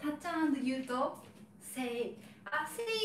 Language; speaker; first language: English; non-native, learner; Japanese